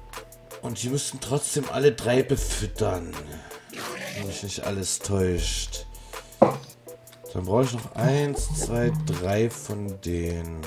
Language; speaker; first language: German; native; German